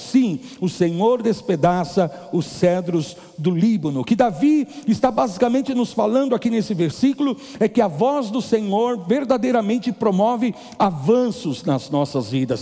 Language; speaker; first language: Portuguese; native; Portuguese